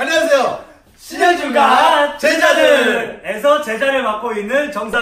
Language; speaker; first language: Korean; native; Korean